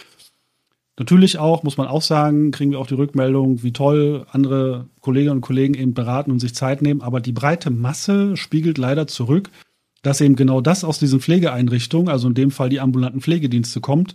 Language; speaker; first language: German; native; German